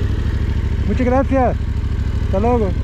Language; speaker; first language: Spanish; non-native, learner; Persian